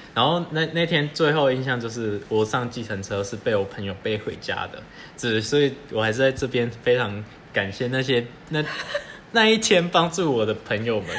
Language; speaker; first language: Chinese; native; Chinese